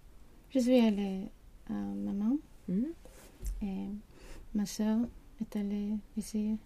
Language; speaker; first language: French; non-native, learner; Swedish